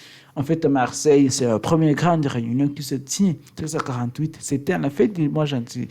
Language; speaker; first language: French; non-native, learner; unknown